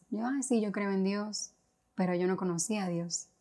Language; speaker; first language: Spanish; native; Spanish